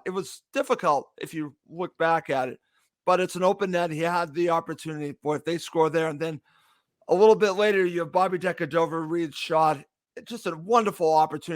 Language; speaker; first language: English; native; English